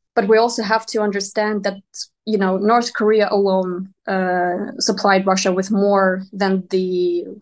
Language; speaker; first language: English; non-native, fluent; Ukrainian